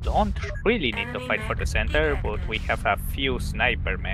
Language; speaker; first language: English; native; English